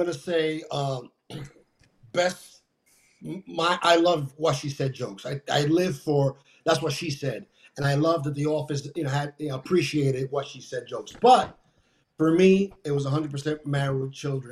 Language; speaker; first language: English; native; English